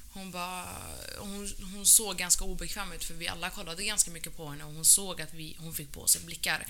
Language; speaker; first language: Swedish; early bilingual, other home language; Arabic